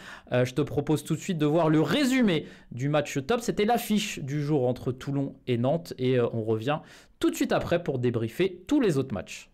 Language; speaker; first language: French; native; French